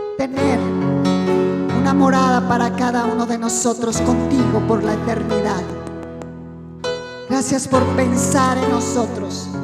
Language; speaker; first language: Spanish; native; Spanish